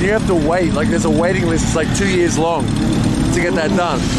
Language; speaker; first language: English; native; English